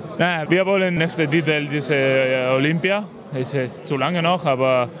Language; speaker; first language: German; non-native, learner; Spanish